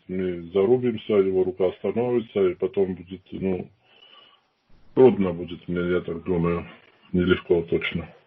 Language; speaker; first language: Russian; non-native, fluent; Georgian